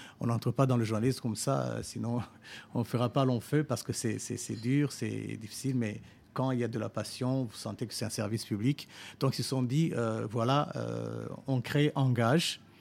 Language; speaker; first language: French; non-native, local second language; Rundi